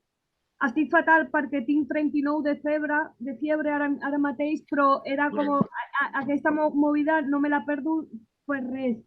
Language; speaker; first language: Catalan; non-native, learner; Spanish